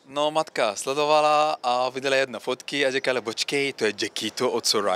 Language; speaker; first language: Czech; non-native, learner; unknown